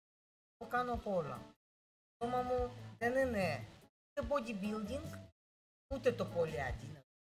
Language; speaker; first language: Greek; non-native, learner; Russian